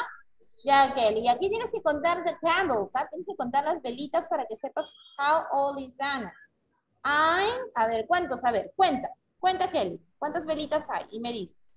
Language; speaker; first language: Spanish; native; Spanish